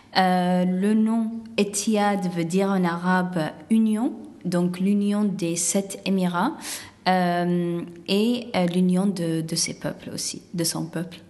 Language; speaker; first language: French; non-native, fluent; Arabic